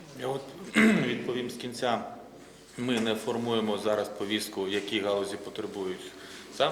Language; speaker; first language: Ukrainian; native; Ukrainian